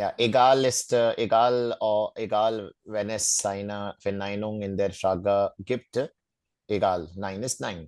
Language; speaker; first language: German; non-native, fluent; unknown